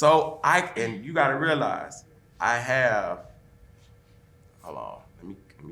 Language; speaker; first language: English; native; English